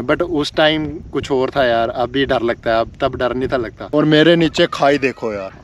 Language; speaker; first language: Hindi; native; Hindi